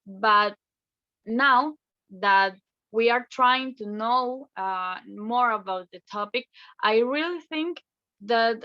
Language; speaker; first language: English; non-native, fluent; Spanish